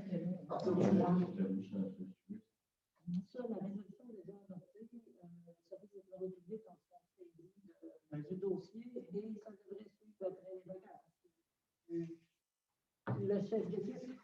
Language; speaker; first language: French; native; French